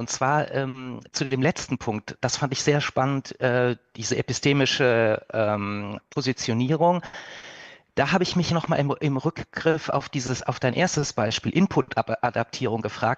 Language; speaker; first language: German; native; German